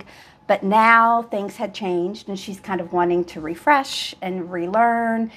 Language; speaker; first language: English; native; English